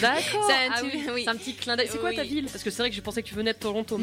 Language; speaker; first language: French; native; French